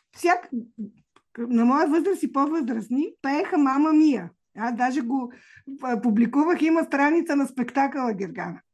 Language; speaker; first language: Bulgarian; native; Bulgarian